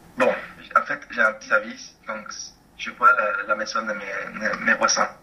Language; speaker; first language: French; non-native, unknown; Spanish